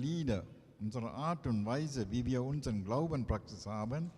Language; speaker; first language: German; non-native, fluent; Tamil